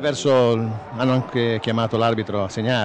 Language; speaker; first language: Italian; native; Italian